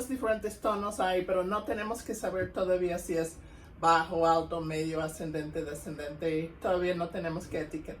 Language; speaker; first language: Spanish; non-native, fluent; English